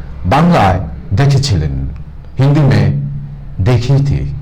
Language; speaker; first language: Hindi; non-native, local second language; Bangla